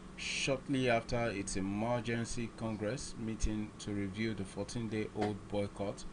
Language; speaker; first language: English; non-native, local second language; Yoruba